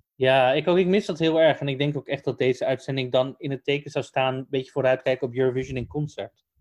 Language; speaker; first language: Dutch; native; Dutch